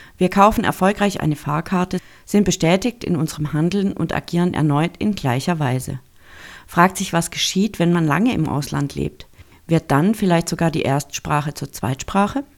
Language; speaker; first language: German; native; German